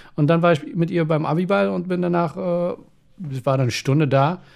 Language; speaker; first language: German; early bilingual, other home language; Persian